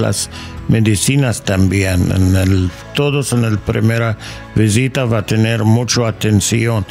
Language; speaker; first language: Spanish; non-native, learner; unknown